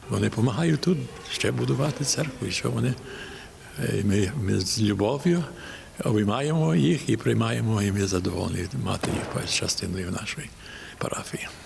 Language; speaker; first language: Ukrainian; early bilingual, heritage; Ukrainian